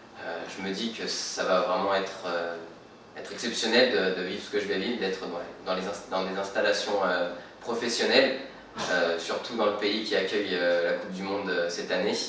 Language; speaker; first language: French; native; French